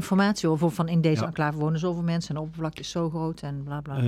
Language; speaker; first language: Dutch; native; Dutch